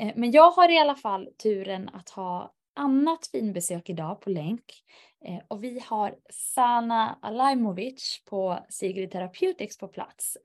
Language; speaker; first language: Swedish; native; Swedish